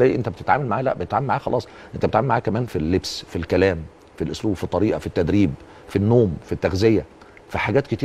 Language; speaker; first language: Arabic; native; Arabic